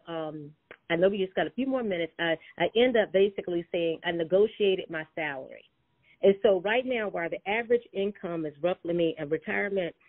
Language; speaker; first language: English; native; English